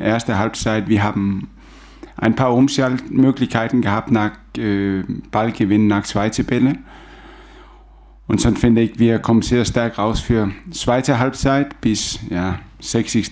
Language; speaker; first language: German; non-native, fluent; Danish